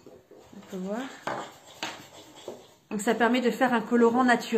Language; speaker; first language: French; native; French